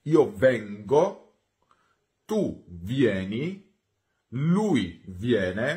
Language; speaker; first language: Italian; non-native, fluent; Georgian